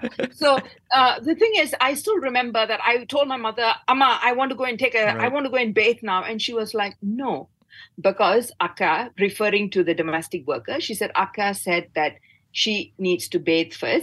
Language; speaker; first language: English; non-native, local second language; Tamil